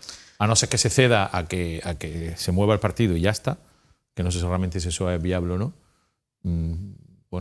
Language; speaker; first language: Spanish; native; Spanish